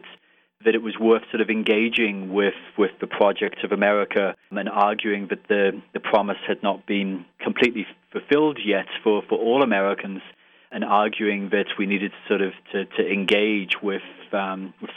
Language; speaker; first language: English; native; English